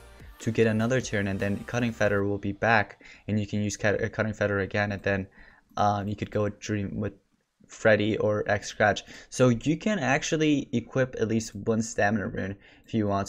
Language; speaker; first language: English; native; English